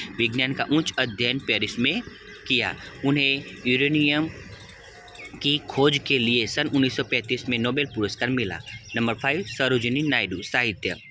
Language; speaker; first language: Hindi; non-native, local second language; Gujarati